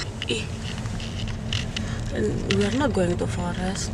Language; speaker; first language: English; non-native, fluent; Indonesian